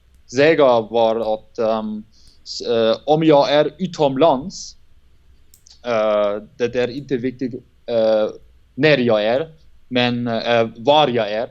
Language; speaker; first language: Swedish; non-native, learner; German